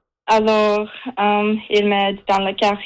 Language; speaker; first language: French; non-native, fluent; Russian